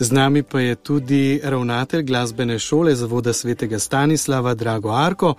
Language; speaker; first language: Slovenian; native; Slovenian